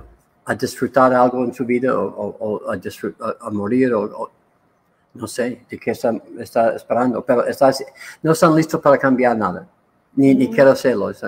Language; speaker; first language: Spanish; non-native, learner; English